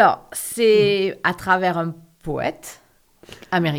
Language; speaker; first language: French; native; French